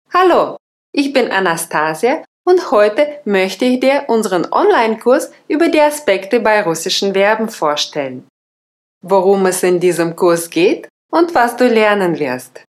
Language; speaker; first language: German; non-native, fluent; Russian